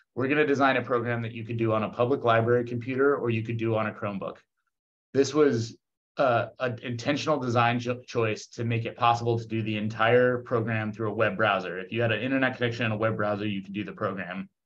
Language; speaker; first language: English; native; English